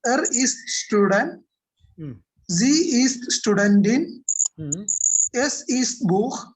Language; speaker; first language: German; non-native, learner; Malayalam